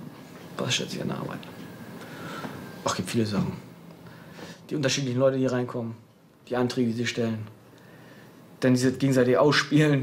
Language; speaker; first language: German; native; German